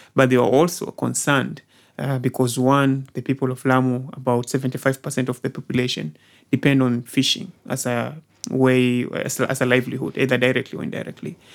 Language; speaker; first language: English; non-native, local second language; Swahili